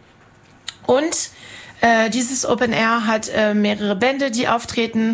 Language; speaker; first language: German; non-native, fluent; French